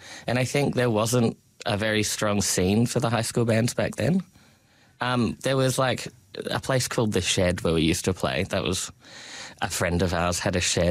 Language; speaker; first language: English; native; English